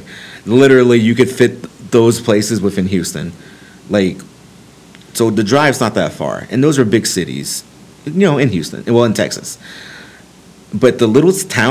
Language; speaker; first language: English; native; English